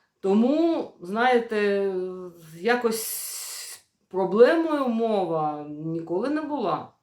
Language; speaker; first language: Ukrainian; non-native, local second language; Russian